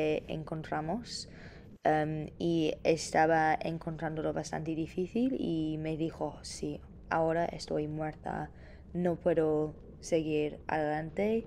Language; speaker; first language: Spanish; non-native, fluent; English